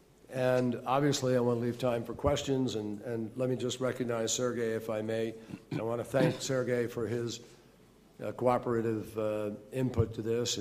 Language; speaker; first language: English; native; English